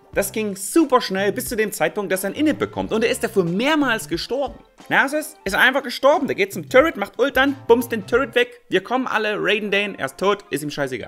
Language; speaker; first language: German; native; German